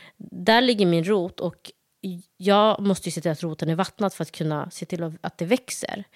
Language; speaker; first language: Swedish; early bilingual, other home language; Somali